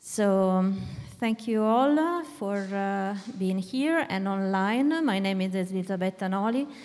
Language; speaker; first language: English; non-native, fluent; Italian